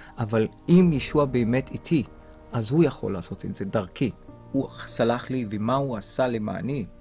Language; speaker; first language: Hebrew; non-native, local second language; Arabic